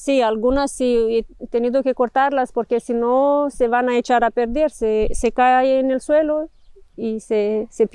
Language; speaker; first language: Spanish; non-native, fluent; Romanian